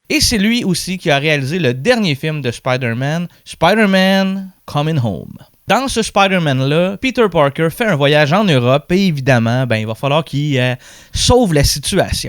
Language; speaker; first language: French; native; French